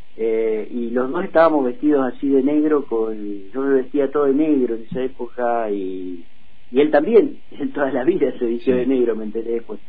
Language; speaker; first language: Spanish; native; Spanish